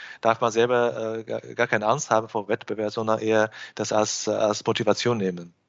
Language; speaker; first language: German; non-native, fluent; Chinese